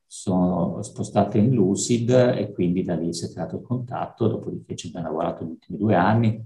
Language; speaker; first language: Italian; native; Italian